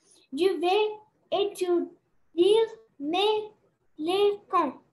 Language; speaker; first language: French; non-native, learner; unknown